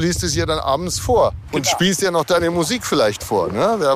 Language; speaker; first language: German; native; German